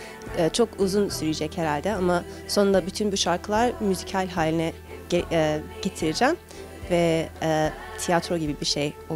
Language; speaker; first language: Turkish; early bilingual, heritage; Turkish